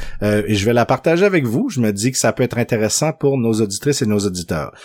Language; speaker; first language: French; native; French